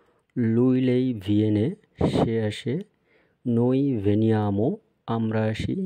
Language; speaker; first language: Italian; non-native, fluent; Bangla